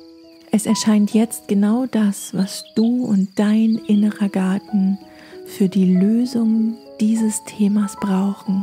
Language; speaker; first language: German; native; German